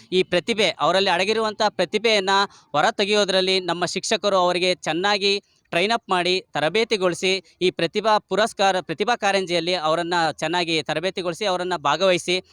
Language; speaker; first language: Kannada; native; Kannada